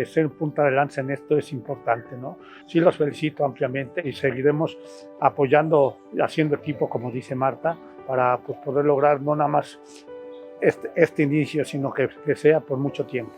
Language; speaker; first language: Spanish; native; Spanish